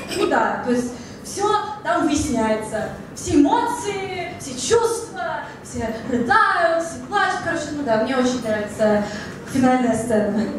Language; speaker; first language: Russian; early bilingual, heritage; Russian